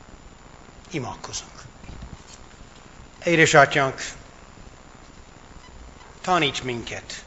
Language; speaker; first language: Hungarian; non-native, fluent; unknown